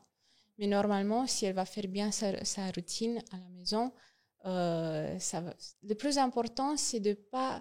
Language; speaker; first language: French; non-native, learner; Romanian